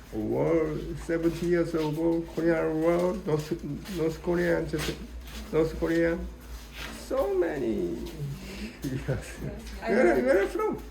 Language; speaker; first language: English; non-native, learner; Korean